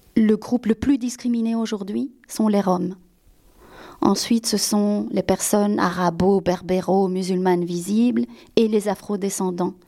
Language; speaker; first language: French; native; French